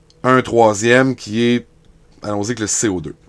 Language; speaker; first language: French; native; French